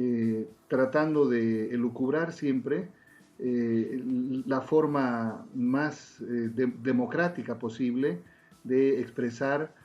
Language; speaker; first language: Spanish; native; Spanish